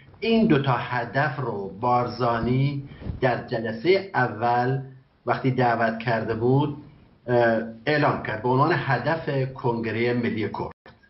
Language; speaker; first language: Persian; non-native, local second language; Kurdish